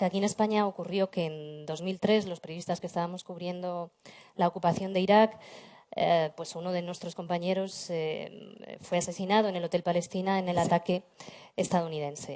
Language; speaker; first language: Spanish; native; Spanish